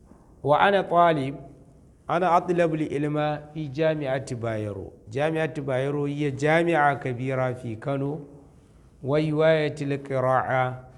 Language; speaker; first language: Arabic; non-native, fluent; Hausa